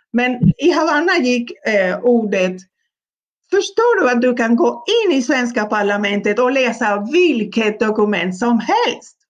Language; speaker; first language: Swedish; non-native, fluent; Spanish